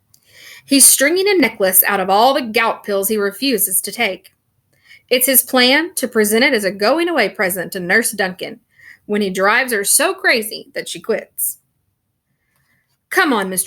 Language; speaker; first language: English; native; English